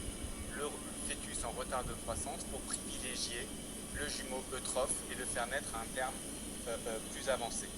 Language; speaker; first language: French; native; French